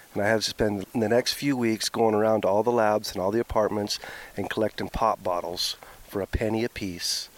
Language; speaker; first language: English; native; English